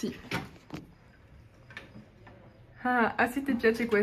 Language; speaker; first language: Italian; non-native, learner; French